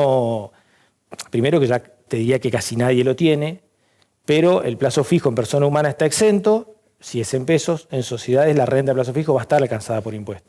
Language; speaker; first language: Spanish; native; Spanish